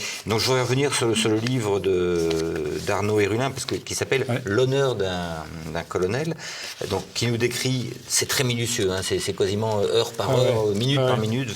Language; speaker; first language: French; native; French